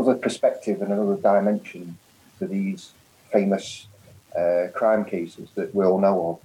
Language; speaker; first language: English; native; English